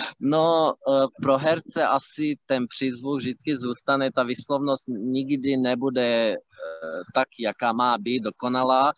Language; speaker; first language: Czech; non-native, fluent; Bosnian